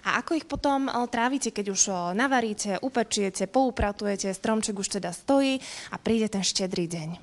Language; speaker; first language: Slovak; native; Slovak